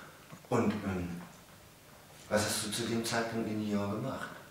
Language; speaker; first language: German; native; German